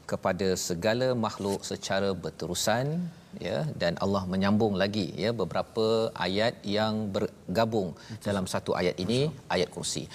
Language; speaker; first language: Malay; native; Malay